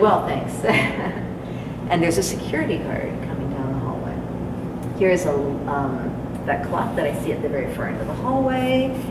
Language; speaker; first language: English; native; English